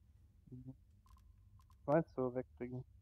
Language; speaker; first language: German; native; German